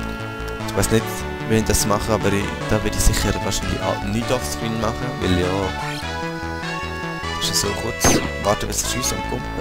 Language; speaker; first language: German; native; German